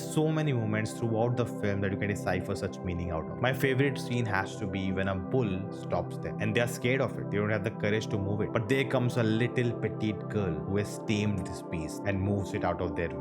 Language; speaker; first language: English; non-native, local second language; Hindi